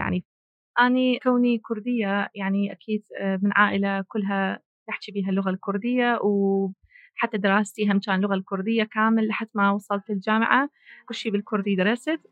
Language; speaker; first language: Arabic; non-native, local second language; Kurdish